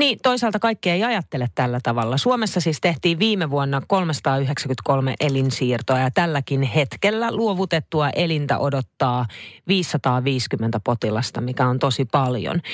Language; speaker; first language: Finnish; native; Finnish